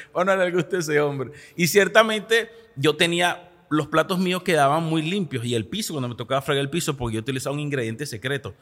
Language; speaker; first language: Spanish; native; Spanish